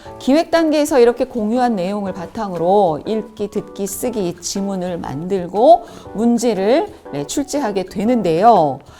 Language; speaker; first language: Korean; native; Korean